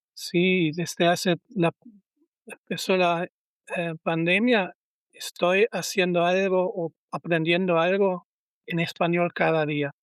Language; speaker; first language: Spanish; non-native, learner; German